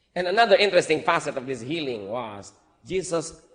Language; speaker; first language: English; non-native, local second language; Filipino